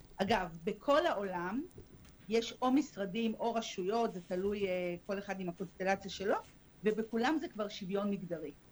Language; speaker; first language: Hebrew; early bilingual, other home language; Russian